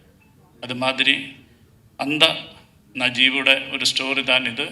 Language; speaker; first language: Tamil; non-native, learner; Malayalam